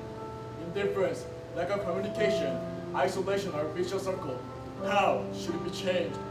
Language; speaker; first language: English; non-native, learner; Korean